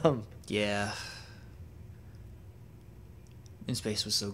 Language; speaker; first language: English; native; English